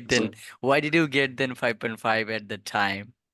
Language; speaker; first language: English; non-native, fluent; Bangla